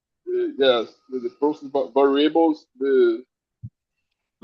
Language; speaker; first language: English; non-native, learner; Portuguese